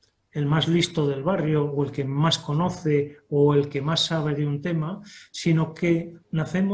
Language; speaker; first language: Spanish; native; Spanish